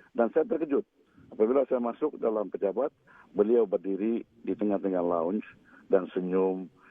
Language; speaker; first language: Malay; native; Malay